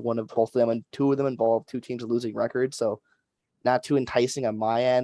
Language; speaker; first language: English; native; English